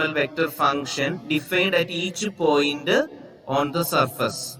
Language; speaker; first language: English; non-native, local second language; Malayalam